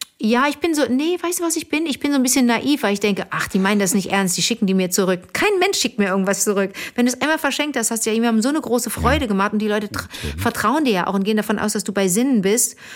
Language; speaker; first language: German; native; German